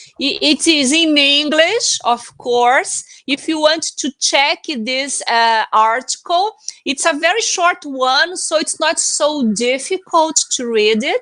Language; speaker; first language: English; non-native, fluent; Portuguese